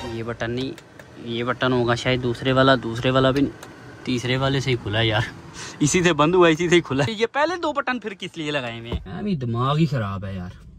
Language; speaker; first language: Urdu; non-native, local second language; Punjabi